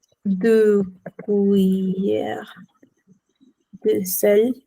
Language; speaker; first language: French; non-native, fluent; Spanish